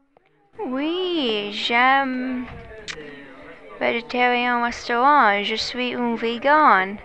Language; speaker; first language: French; non-native, learner; English